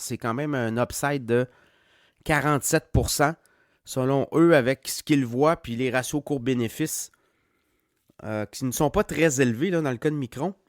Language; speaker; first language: French; native; French